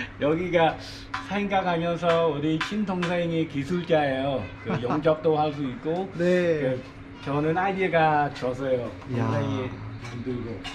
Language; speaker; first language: Korean; non-native, learner; Khmer